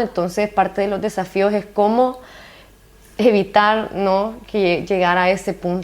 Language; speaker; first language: Spanish; native; Spanish